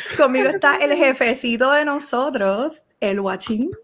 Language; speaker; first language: Spanish; native; Spanish